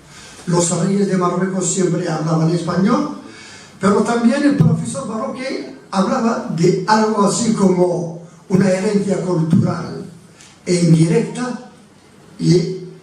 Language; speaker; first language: Spanish; non-native, fluent; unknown